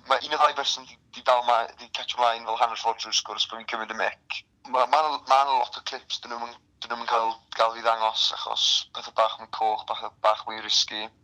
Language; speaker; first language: Welsh; native; Welsh